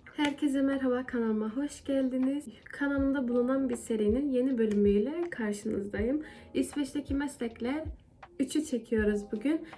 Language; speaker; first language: Turkish; early bilingual, heritage; Turkish